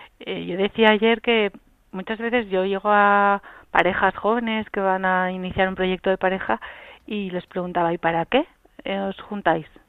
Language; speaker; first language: Spanish; native; Spanish